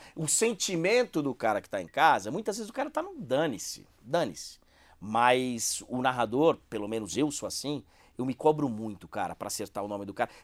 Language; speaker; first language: Portuguese; native; Portuguese